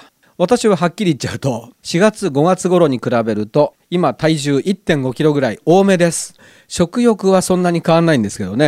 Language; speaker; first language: Japanese; native; Japanese